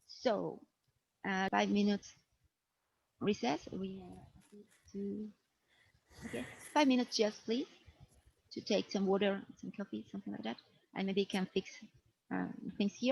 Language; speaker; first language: English; non-native, fluent; Spanish